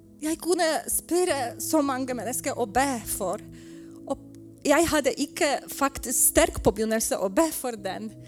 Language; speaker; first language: Swedish; non-native, learner; Polish